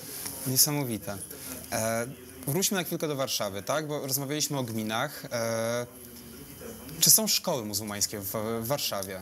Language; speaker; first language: Polish; native; Polish